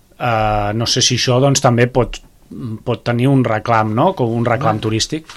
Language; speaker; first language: Catalan; native; Catalan